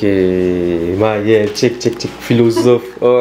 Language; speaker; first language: French; native; French